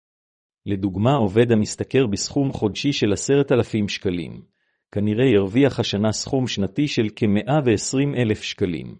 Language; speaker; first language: Hebrew; native; Hebrew